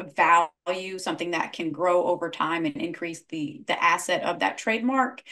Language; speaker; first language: English; native; English